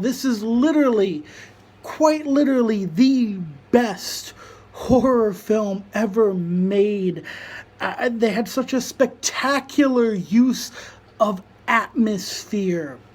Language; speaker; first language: English; native; English